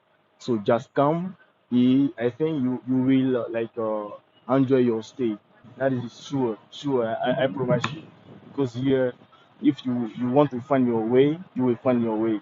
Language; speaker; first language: English; non-native, learner; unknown